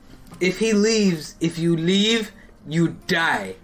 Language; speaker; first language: English; native; English